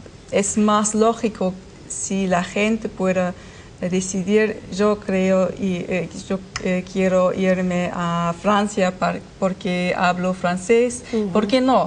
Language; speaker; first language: Spanish; non-native, fluent; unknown